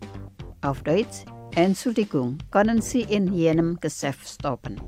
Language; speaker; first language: German; non-native, fluent; Indonesian